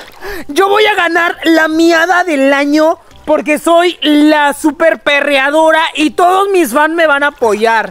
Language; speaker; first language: Spanish; native; Spanish